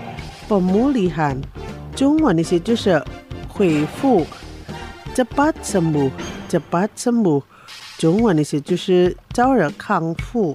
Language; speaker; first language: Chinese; non-native, learner; Indonesian